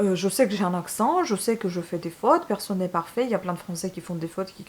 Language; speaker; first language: French; non-native, fluent; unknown